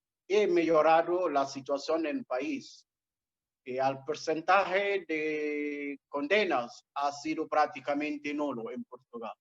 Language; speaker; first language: Spanish; non-native, fluent; Portuguese